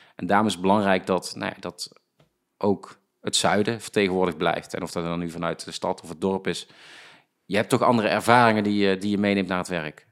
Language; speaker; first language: Dutch; native; Dutch